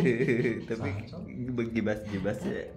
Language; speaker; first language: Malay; non-native, local second language; Sundanese